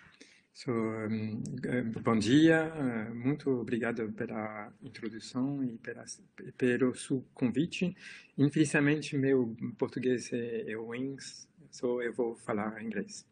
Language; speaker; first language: Portuguese; non-native, learner; French